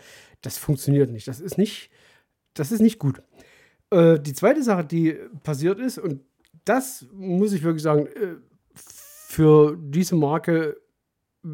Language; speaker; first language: German; native; German